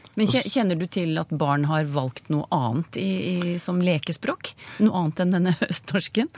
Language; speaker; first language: Norwegian; native; Norwegian